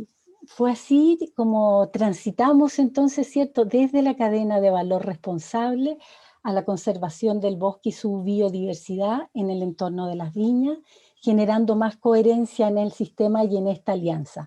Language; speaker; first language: Spanish; native; Spanish